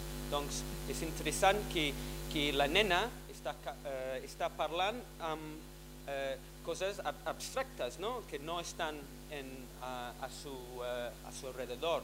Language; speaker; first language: Catalan; non-native, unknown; English